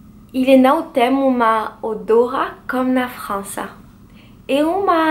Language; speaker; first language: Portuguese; non-native, learner; French